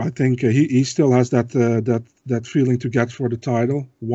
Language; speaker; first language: English; non-native, fluent; Dutch